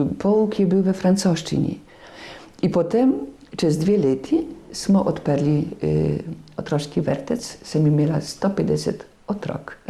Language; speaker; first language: Slovenian; non-native, fluent; Polish